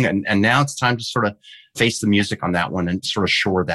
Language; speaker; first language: English; early bilingual, heritage; English